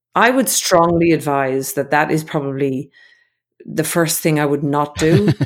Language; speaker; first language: English; native; English